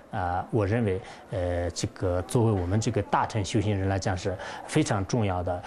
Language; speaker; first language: Chinese; non-native, local second language; Tibetan